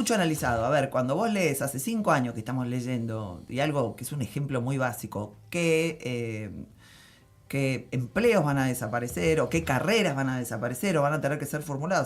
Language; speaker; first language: Spanish; native; Spanish